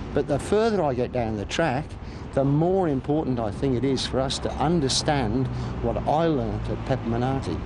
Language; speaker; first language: English; native; English